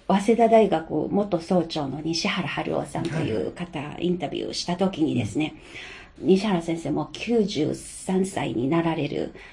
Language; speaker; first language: Japanese; non-native, fluent; Chinese